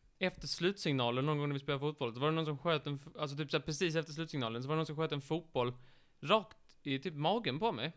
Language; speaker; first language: Swedish; native; Swedish